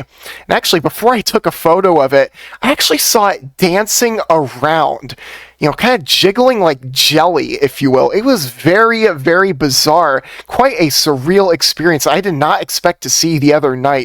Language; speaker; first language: English; native; English